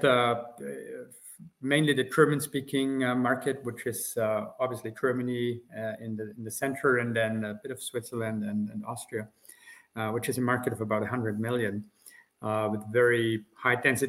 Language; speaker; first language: English; non-native, fluent; German